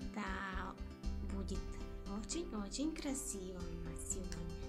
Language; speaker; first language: Russian; non-native, learner; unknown